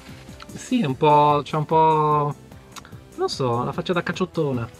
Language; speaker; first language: Italian; native; Italian